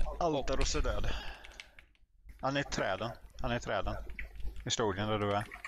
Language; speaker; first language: Swedish; native; Swedish